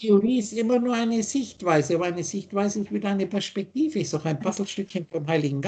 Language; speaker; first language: German; native; German